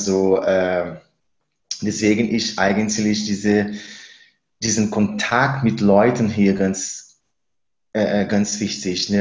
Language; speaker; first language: German; non-native, fluent; Spanish